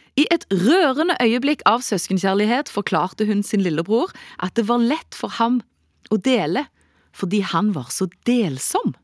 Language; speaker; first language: Norwegian; native; Norwegian